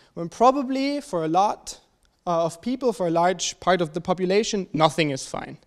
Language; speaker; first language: English; non-native, fluent; German